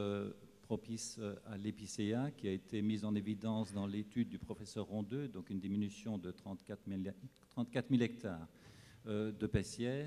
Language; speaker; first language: French; native; French